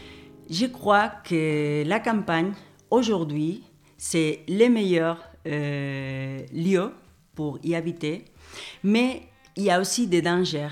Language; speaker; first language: French; non-native, fluent; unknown